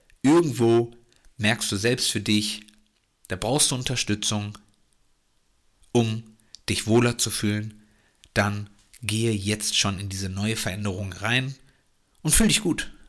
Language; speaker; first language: German; native; German